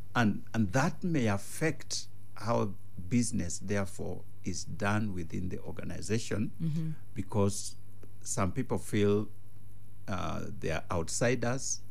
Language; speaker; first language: English; non-native, local second language; Luo (Kenya and Tanzania)